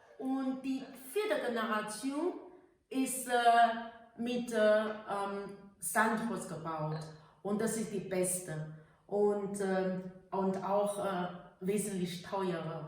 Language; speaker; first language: German; non-native, learner; Chinese